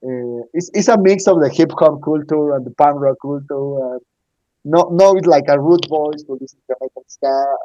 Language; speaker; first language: English; non-native, learner; Spanish